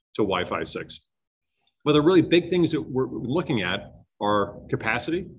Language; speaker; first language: English; native; English